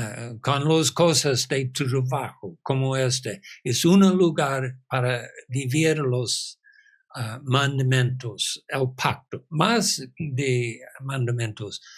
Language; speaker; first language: Spanish; non-native, fluent; English